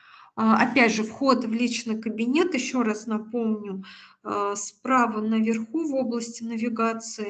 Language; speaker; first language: Russian; native; Russian